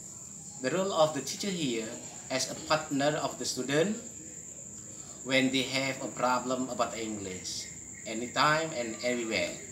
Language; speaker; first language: English; non-native, fluent; Indonesian